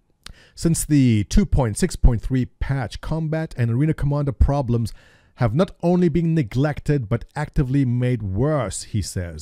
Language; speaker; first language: English; native; English